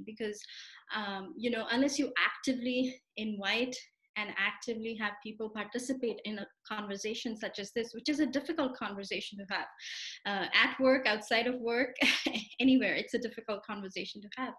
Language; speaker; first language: English; non-native, local second language; Telugu